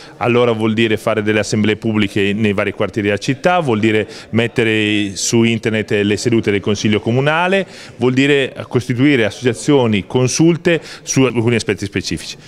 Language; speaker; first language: Italian; native; Italian